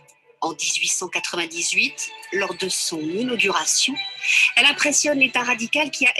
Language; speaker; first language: French; native; French